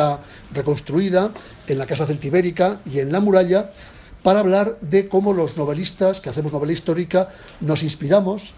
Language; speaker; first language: Spanish; native; Spanish